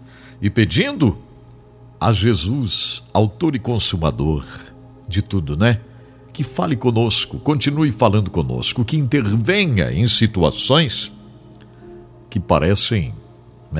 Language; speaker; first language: Portuguese; native; Portuguese